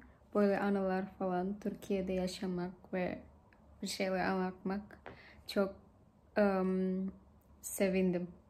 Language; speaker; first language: Turkish; non-native, learner; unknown